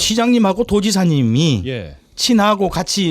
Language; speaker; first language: Korean; native; Korean